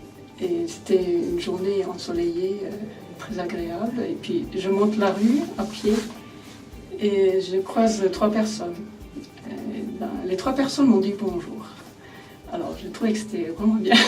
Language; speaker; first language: French; non-native, fluent; Finnish